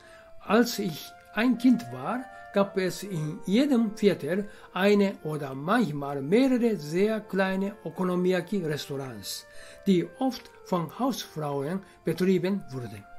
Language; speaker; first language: German; non-native, fluent; Japanese